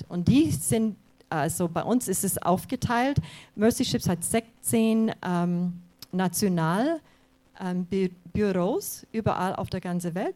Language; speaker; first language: German; non-native, fluent; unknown